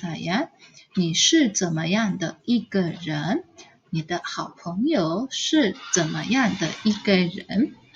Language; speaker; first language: Chinese; non-native, fluent; Indonesian